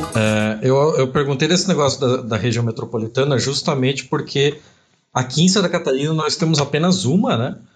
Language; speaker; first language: Portuguese; native; Portuguese